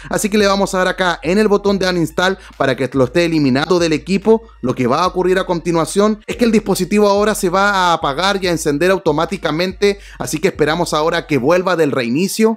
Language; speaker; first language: Spanish; native; Spanish